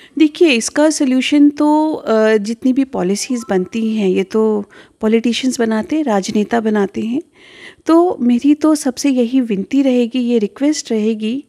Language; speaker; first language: Hindi; native; Hindi